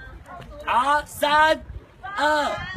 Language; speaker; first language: Chinese; native; Chinese